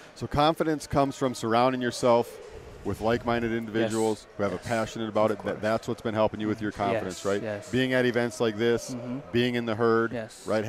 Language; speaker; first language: English; native; English